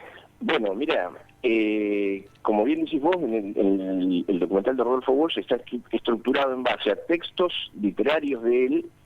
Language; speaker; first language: Spanish; native; Spanish